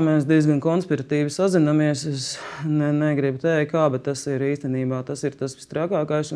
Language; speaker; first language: Latvian; non-native, fluent; Russian